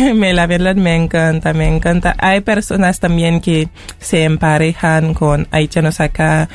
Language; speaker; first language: Spanish; non-native, fluent; Haitian Creole